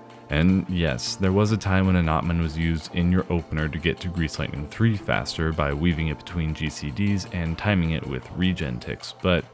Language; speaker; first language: English; native; English